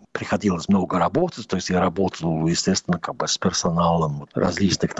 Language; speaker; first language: Russian; non-native, fluent; English